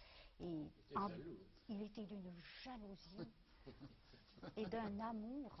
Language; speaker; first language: French; native; French